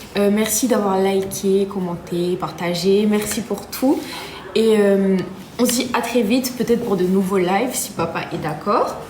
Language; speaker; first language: French; native; French